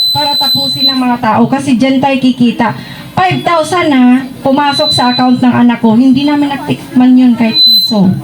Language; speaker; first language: Filipino; non-native, local second language; Iloko